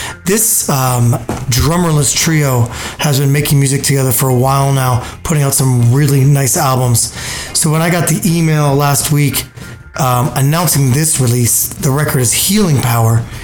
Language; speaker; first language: English; native; English